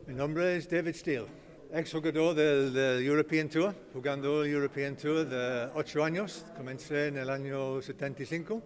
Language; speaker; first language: Spanish; non-native, learner; English